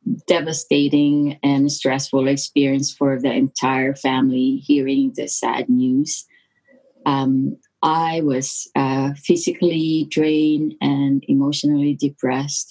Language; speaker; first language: English; non-native, local second language; Filipino